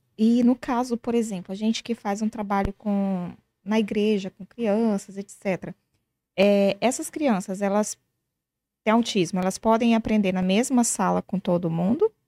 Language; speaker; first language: Portuguese; native; Portuguese